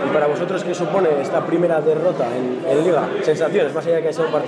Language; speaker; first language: Spanish; native; Spanish